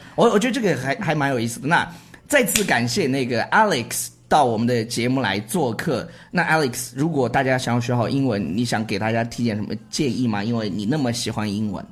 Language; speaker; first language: Chinese; native; Chinese